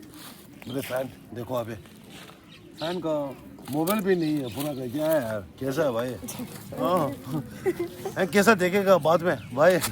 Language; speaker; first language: Hindi; non-native, local second language; Tibetan